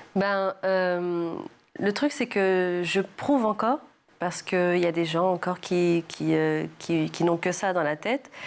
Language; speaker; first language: French; early bilingual, other home language; Arabic